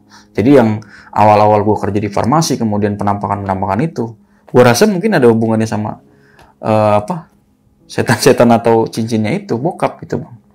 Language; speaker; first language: Indonesian; native; Indonesian